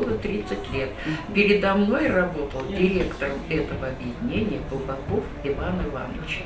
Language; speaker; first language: Russian; native; Russian